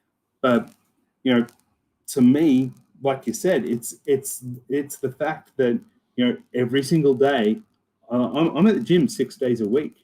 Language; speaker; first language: English; native; English